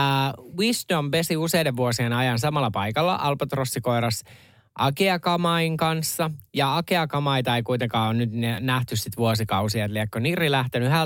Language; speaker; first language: Finnish; native; Finnish